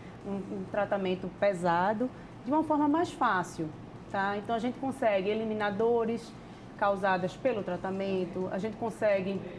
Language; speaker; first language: Portuguese; native; Portuguese